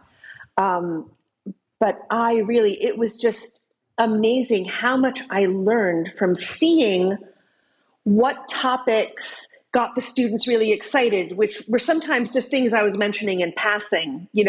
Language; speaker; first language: English; native; English